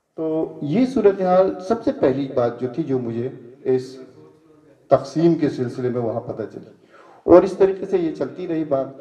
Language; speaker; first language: Urdu; native; Urdu